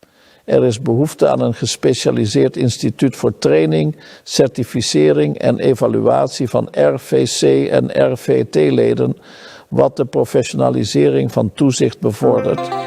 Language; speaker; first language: Dutch; native; Dutch